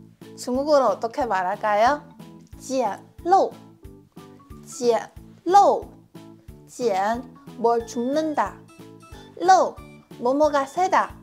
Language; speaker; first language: Korean; non-native, fluent; Chinese